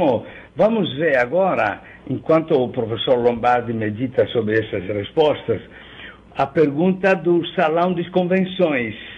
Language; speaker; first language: Portuguese; non-native, fluent; Italian